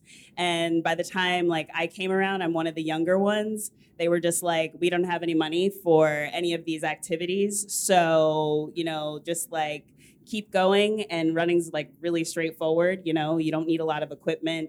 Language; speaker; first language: English; native; English